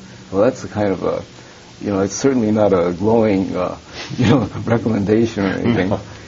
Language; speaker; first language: English; early bilingual, other home language; Japanese